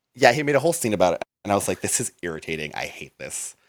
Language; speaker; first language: English; native; English